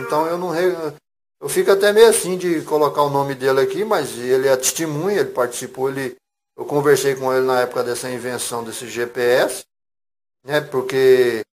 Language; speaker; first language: Portuguese; native; Portuguese